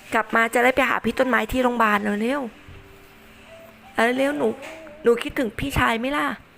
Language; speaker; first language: Thai; native; Thai